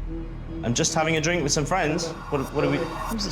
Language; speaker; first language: English; native; English